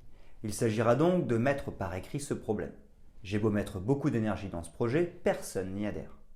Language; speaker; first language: French; native; French